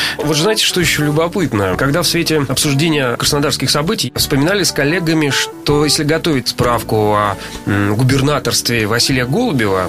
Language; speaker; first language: Russian; native; Russian